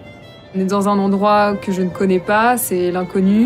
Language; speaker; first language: French; native; French